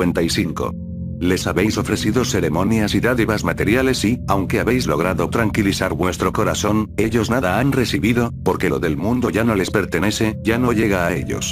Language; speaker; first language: Spanish; native; Spanish